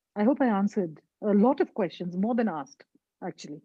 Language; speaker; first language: English; non-native, local second language; Nepali